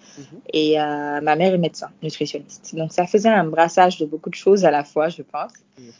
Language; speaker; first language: French; non-native, local second language; Fula